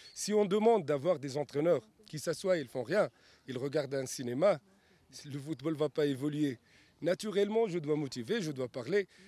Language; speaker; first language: French; non-native, local second language; Arabic